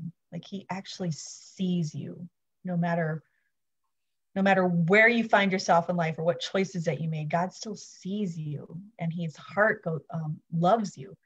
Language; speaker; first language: English; native; English